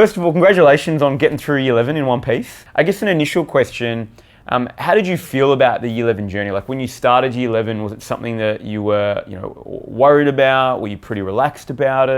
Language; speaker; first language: English; native; English